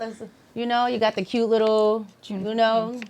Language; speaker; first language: English; native; English